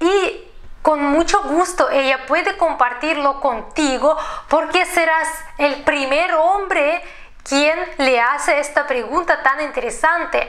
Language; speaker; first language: Spanish; non-native, fluent; Russian